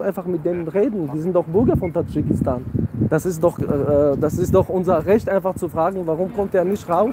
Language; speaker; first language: German; non-native, fluent; Tajik